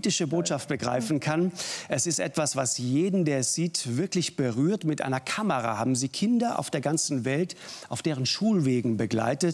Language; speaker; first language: German; native; German